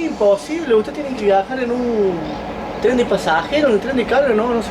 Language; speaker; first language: Spanish; native; Spanish